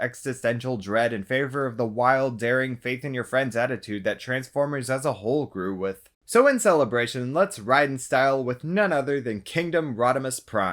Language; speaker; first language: English; native; English